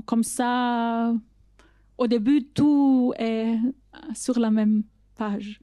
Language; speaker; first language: French; non-native, fluent; German